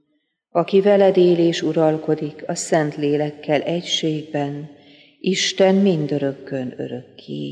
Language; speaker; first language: Hungarian; native; Hungarian